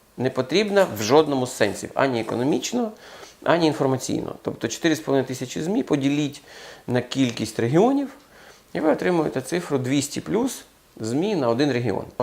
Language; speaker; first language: Ukrainian; non-native, local second language; Russian